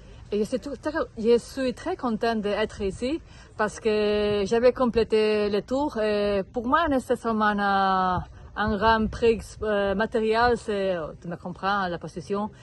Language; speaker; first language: French; non-native, learner; Spanish